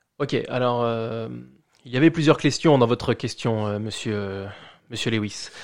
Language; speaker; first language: French; native; French